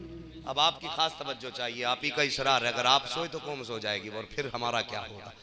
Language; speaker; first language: Urdu; native; Urdu